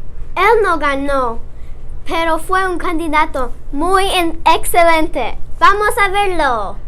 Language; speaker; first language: Spanish; non-native, learner; English